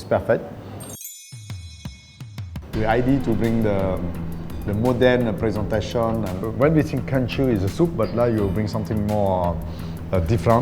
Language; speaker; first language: English; non-native, fluent; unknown